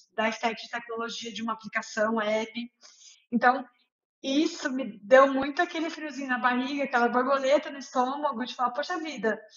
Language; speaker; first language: Portuguese; native; Portuguese